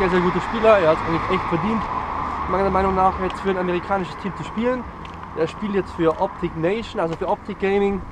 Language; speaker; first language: German; native; German